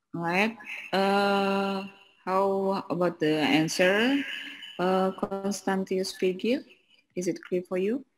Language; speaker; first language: English; non-native, fluent; Indonesian